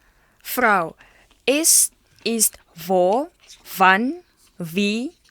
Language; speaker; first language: German; non-native, learner; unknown